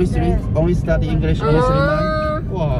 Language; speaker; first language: English; non-native, learner; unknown